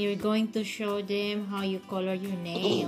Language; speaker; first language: English; non-native, local second language; Filipino